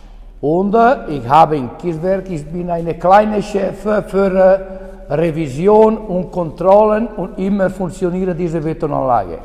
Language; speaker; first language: German; non-native, learner; Italian